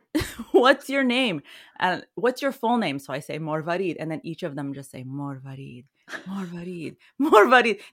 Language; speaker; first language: English; early bilingual, other home language; Persian